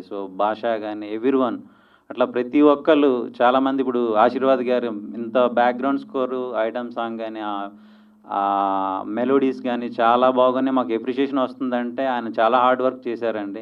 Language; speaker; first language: Telugu; native; Telugu